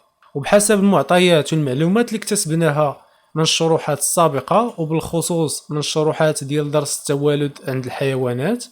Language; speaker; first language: Arabic; native; Arabic